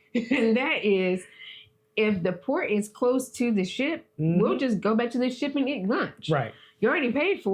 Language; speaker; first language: English; native; English